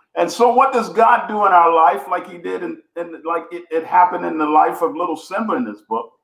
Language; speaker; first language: English; native; English